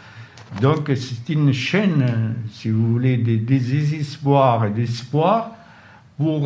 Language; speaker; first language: French; non-native, fluent; Arabic